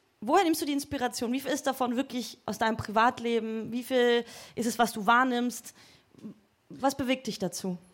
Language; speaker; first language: German; native; German